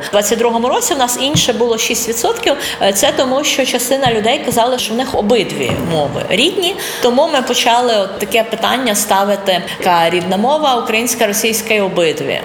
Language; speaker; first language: Ukrainian; non-native, local second language; Russian